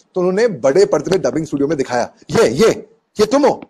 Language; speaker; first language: Hindi; native; Hindi